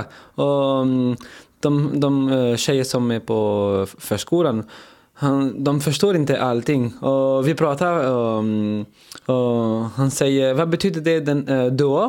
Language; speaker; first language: Swedish; early bilingual, heritage; French